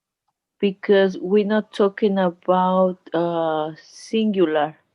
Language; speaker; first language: English; non-native, learner; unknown